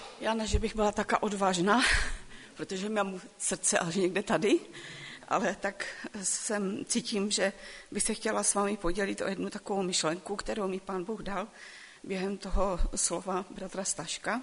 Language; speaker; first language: Czech; non-native, local second language; Polish